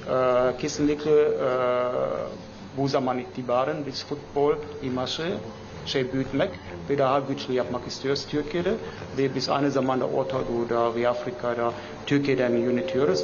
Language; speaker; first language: Turkish; non-native, learner; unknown